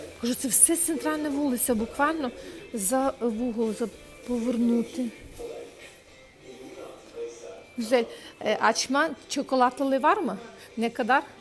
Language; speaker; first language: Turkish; non-native, learner; Ukrainian